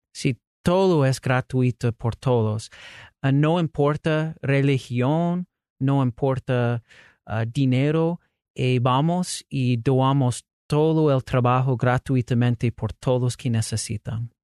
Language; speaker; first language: Spanish; non-native, learner; English